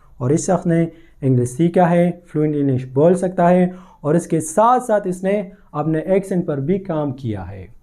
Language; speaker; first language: Urdu; non-native, local second language; Pashto